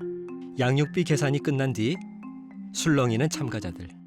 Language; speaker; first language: Korean; native; Korean